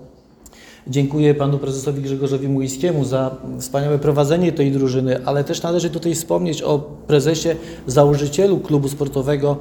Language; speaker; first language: Polish; native; Polish